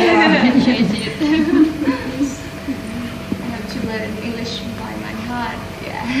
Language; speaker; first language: English; non-native, learner; Thai